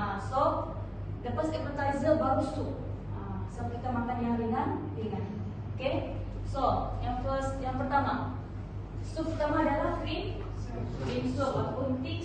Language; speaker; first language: Malay; native; Malay